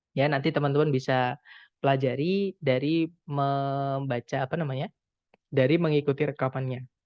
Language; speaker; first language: Indonesian; non-native, local second language; Javanese